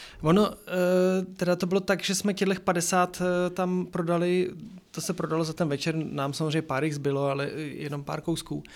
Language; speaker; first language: Czech; native; Czech